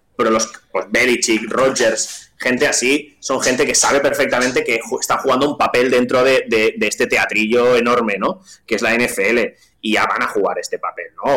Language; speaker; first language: Spanish; non-native, local second language; Catalan